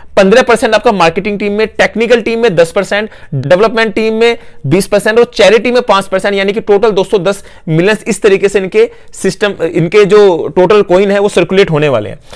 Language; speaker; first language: Hindi; native; Hindi